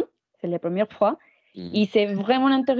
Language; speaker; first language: French; non-native, learner; Spanish